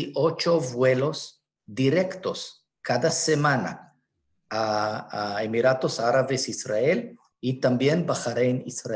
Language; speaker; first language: Spanish; non-native, fluent; Hebrew